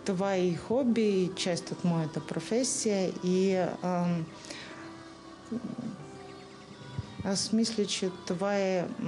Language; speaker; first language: Bulgarian; non-native, learner; Russian